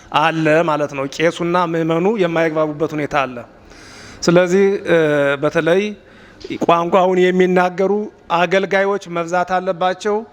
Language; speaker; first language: Amharic; non-native, local second language; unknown